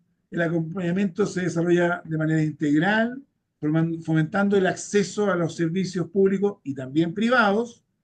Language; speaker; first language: Spanish; native; Spanish